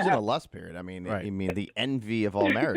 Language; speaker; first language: English; native; English